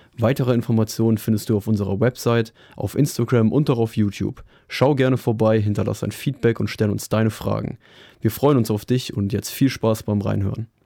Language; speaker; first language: German; native; German